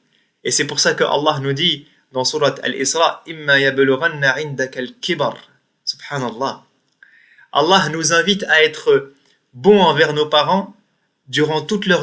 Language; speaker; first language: French; native; French